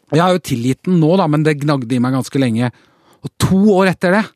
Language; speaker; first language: Norwegian; native; Norwegian